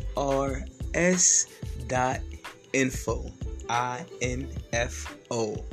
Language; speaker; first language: English; native; English